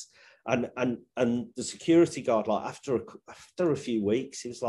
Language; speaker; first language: English; native; English